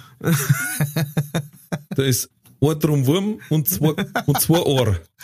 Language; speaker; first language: German; native; German